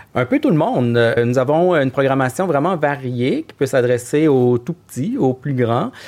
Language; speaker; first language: French; native; French